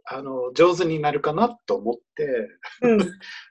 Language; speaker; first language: Japanese; non-native, fluent; English